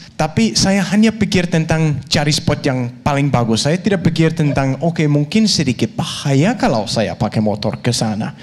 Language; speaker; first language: Indonesian; non-native, fluent; Danish